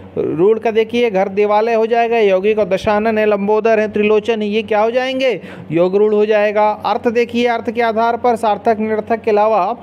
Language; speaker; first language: Hindi; native; Hindi